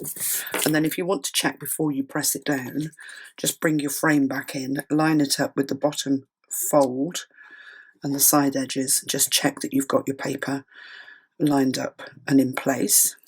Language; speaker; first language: English; native; English